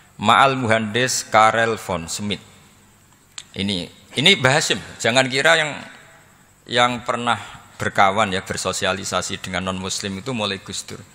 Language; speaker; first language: Indonesian; non-native, local second language; Javanese